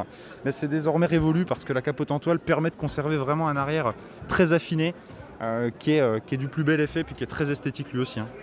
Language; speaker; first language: French; native; French